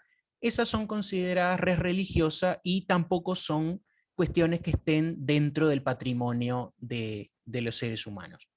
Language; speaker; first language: Spanish; native; Spanish